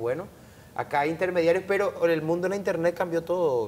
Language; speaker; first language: Spanish; native; Spanish